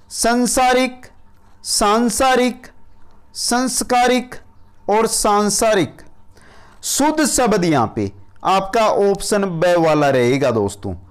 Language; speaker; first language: Hindi; native; Hindi